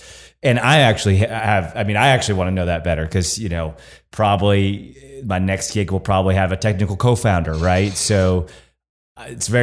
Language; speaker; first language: English; native; English